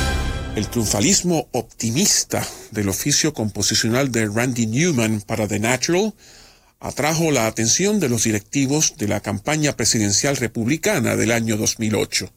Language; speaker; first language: Spanish; native; Spanish